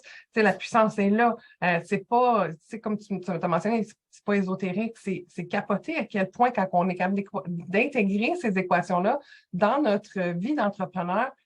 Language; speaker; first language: French; native; French